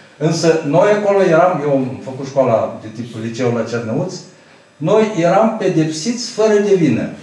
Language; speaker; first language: Romanian; native; Romanian